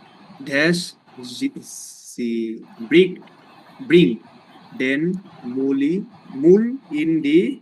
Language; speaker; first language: German; non-native, learner; Bangla